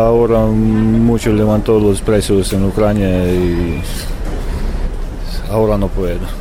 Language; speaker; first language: Spanish; non-native, learner; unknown